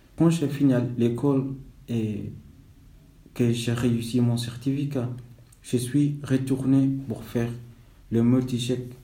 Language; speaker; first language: French; non-native, fluent; Somali